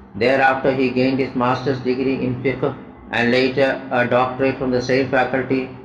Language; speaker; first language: English; non-native, local second language; Malayalam